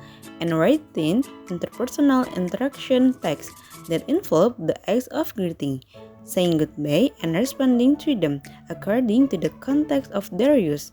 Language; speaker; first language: English; non-native, learner; Indonesian